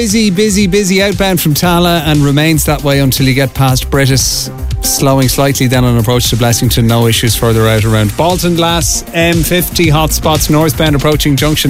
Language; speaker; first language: English; native; English